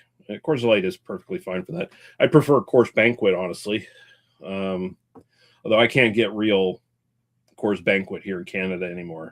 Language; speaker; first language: English; native; English